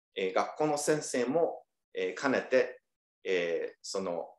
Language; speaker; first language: Japanese; early bilingual, heritage; Japanese